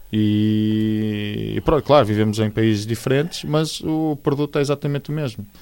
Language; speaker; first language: Portuguese; native; Portuguese